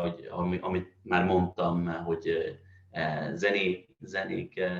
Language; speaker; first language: Hungarian; non-native, fluent; Swedish